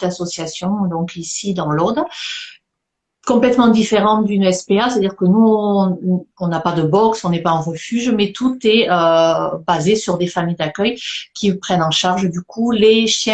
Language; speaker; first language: French; native; French